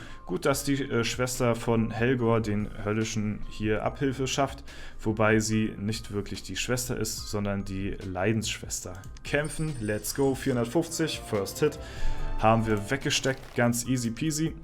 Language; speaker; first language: German; native; German